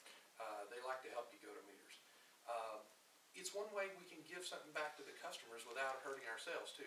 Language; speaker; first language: English; native; English